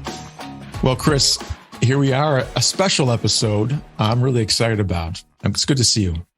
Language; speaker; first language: English; native; English